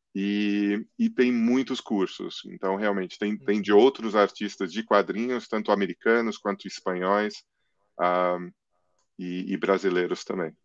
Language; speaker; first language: Portuguese; early bilingual, other home language; English